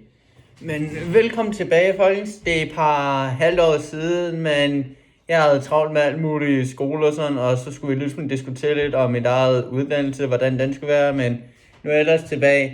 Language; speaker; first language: Danish; native; Danish